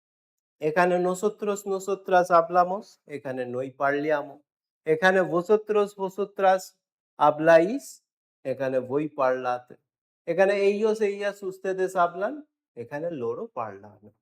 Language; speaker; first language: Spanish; non-native, fluent; Bangla